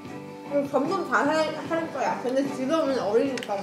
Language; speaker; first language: Korean; non-native, learner; Chinese